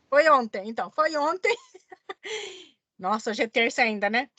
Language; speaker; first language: Portuguese; native; Portuguese